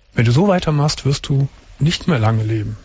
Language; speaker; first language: German; native; German